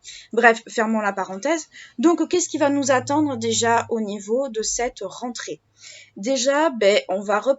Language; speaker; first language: French; native; French